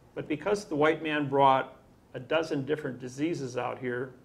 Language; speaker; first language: English; native; English